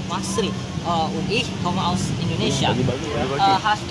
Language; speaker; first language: German; non-native, learner; Indonesian